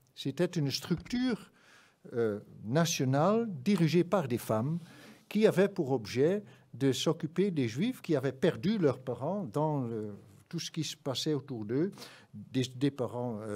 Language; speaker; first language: French; non-native, fluent; Dutch